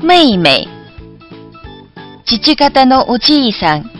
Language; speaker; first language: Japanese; non-native, fluent; Chinese